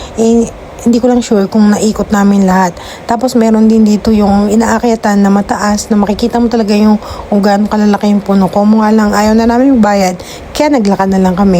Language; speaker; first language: Filipino; native; Filipino